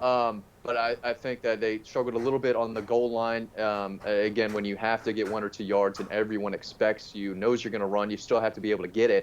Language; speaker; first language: English; native; English